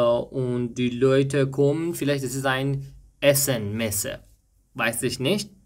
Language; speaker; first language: German; non-native, learner; Persian